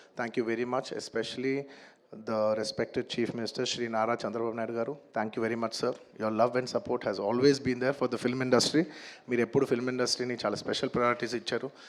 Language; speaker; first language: Telugu; native; Telugu